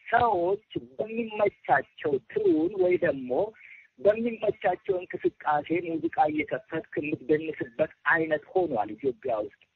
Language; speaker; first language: Amharic; non-native, local second language; Oromo